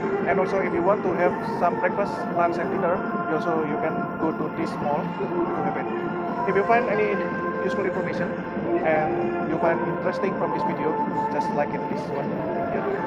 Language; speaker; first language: English; non-native, fluent; Indonesian